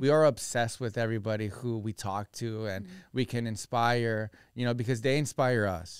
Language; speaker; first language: English; early bilingual, other home language; Spanish